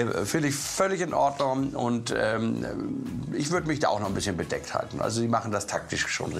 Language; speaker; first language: German; native; German